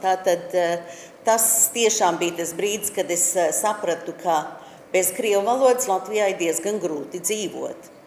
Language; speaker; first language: Latvian; early bilingual, heritage; Latvian